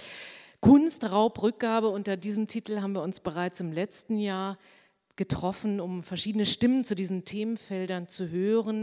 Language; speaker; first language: German; native; German